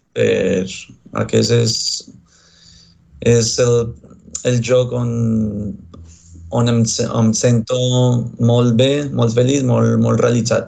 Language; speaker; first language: Catalan; non-native, learner; Spanish